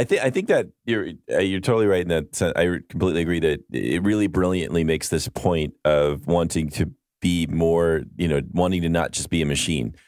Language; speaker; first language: English; native; English